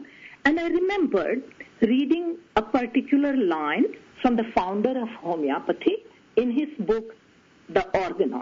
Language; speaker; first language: English; non-native, local second language; Tamil